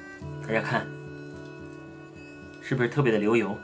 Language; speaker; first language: Chinese; native; Chinese